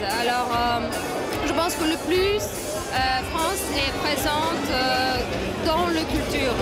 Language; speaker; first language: French; non-native, fluent; Polish